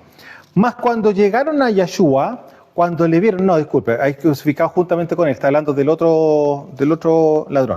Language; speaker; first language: Spanish; native; Spanish